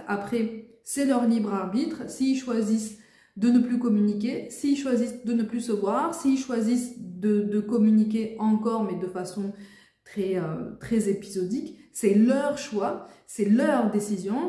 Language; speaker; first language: French; native; French